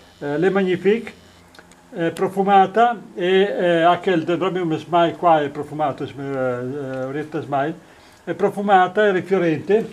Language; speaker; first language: Italian; native; Italian